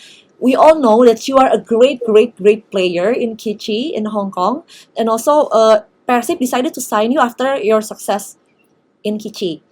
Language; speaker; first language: English; non-native, fluent; Indonesian